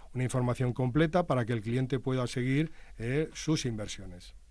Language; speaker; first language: Spanish; native; Spanish